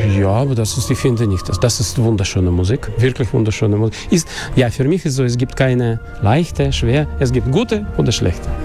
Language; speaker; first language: German; non-native, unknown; Russian